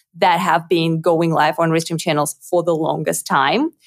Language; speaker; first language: English; non-native, fluent; Russian